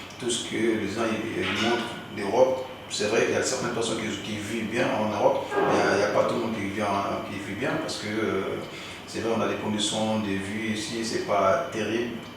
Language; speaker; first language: French; non-native, local second language; Soninke